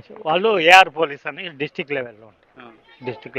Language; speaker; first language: Telugu; native; Telugu